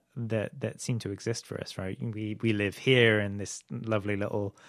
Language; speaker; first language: English; native; English